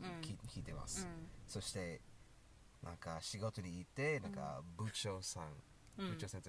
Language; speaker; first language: Japanese; non-native, learner; English